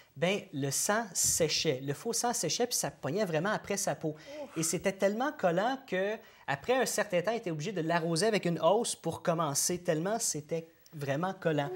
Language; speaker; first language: French; native; French